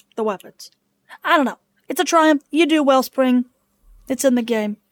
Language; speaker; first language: English; native; English